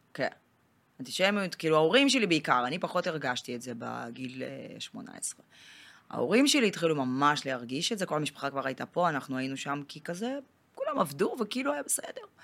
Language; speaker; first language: Hebrew; non-native, fluent; Russian